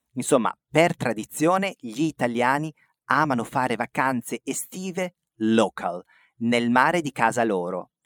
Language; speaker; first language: Italian; native; Italian